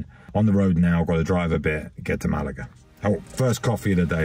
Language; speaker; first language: English; native; English